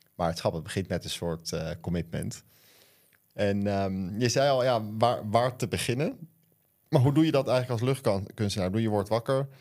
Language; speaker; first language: Dutch; native; Dutch